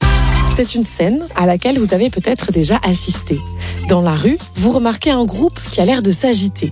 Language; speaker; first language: French; native; French